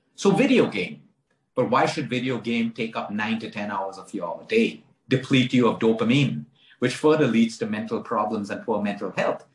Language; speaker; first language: English; non-native, local second language; Konkani